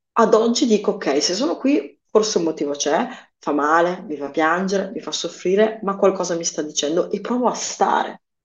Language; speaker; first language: Italian; early bilingual, other home language; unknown